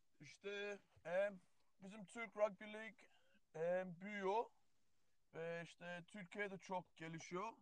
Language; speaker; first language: Turkish; early bilingual, heritage; Turkish